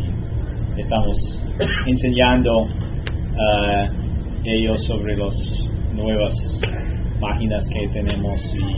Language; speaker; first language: Spanish; non-native, learner; English